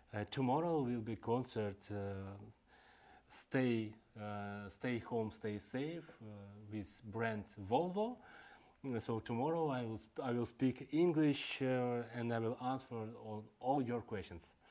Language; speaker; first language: English; non-native, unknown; Ukrainian